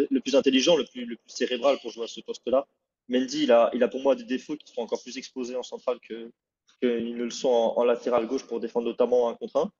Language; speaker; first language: French; native; French